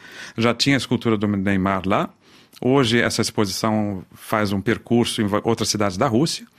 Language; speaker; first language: Portuguese; native; Portuguese